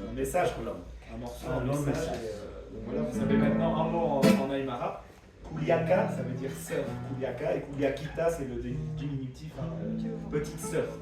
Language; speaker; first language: French; native; French